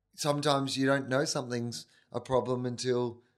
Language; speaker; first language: English; native; English